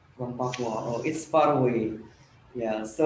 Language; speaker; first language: English; non-native, learner; Indonesian